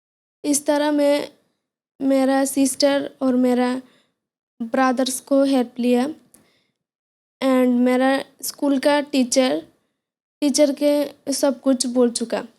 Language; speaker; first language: Hindi; non-native, local second language; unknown